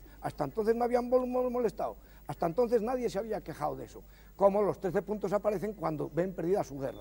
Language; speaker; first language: Spanish; native; Spanish